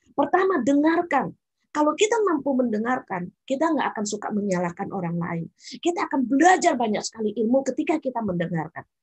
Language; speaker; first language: Indonesian; native; Indonesian